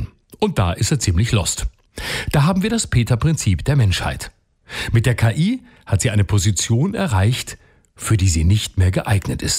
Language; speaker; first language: German; native; German